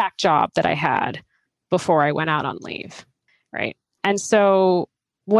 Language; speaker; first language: English; native; English